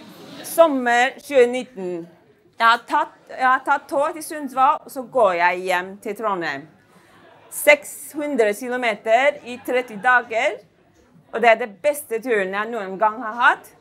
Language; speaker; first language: Norwegian; non-native, fluent; Chinese